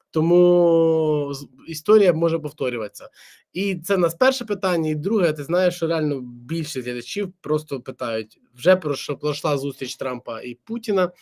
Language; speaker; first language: Ukrainian; native; Ukrainian